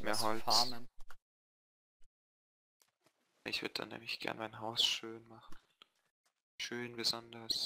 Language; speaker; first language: German; native; German